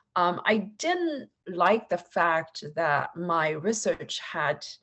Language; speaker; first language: English; non-native, fluent; Chinese